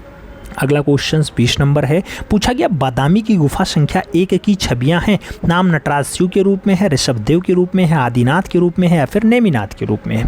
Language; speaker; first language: Hindi; native; Hindi